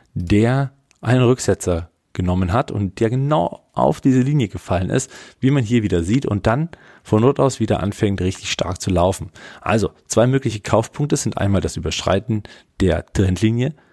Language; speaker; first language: German; native; German